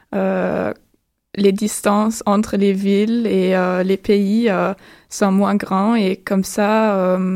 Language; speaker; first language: French; non-native, fluent; German